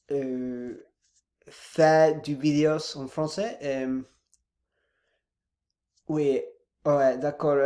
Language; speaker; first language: French; non-native, learner; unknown